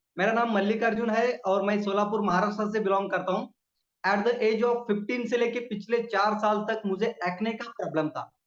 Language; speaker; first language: Hindi; non-native, local second language; Marathi